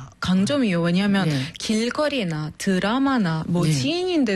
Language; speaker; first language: Korean; non-native, fluent; Arabic